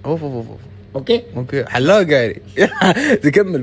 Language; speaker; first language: Arabic; native; Arabic